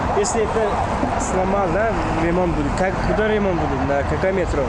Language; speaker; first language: Russian; non-native, learner; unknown